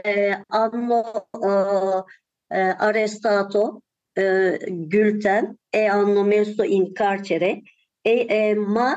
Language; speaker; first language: Italian; non-native, learner; Turkish